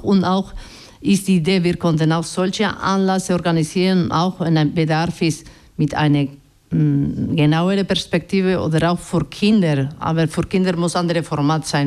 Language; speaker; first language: German; non-native, learner; Basque